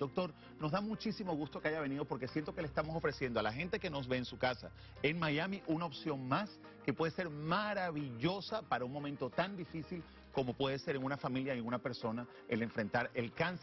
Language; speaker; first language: Spanish; native; Spanish